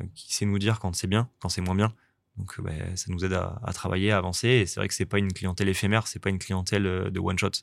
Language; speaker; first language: French; native; French